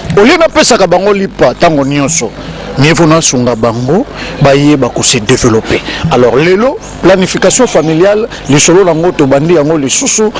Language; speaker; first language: Lingala; non-native, local second language; Kongo